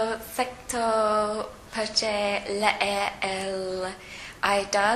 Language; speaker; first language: Italian; non-native, learner; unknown